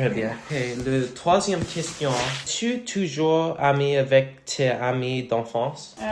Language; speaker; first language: French; non-native, learner; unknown